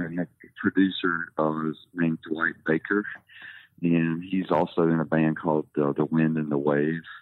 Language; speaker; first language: English; native; English